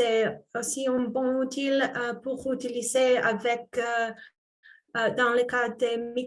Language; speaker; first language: French; non-native, fluent; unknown